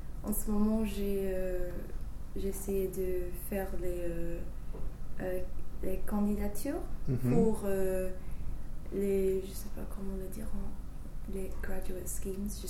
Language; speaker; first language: French; non-native, fluent; English